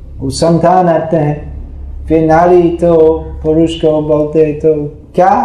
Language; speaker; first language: Hindi; non-native, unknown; English